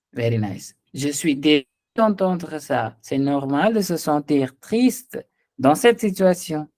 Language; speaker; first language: French; non-native, fluent; Hindi